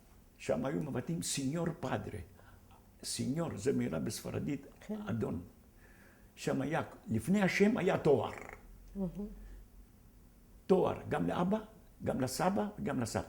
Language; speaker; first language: Hebrew; non-native, fluent; Ladino